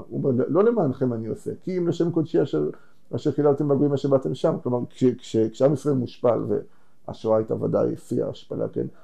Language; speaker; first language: Hebrew; native; Hebrew